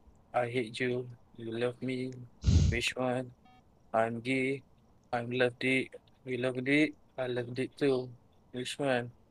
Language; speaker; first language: English; non-native, local second language; Malay